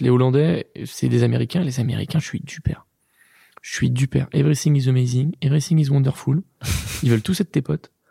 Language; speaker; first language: French; native; French